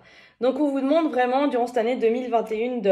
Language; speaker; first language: French; native; French